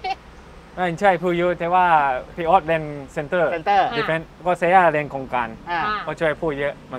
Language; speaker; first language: Thai; non-native, learner; Japanese